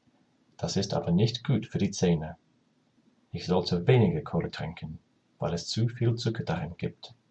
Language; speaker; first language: German; non-native, learner; English